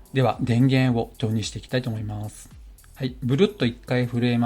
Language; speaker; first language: Japanese; native; Japanese